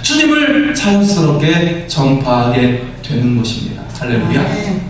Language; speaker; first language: Korean; native; Korean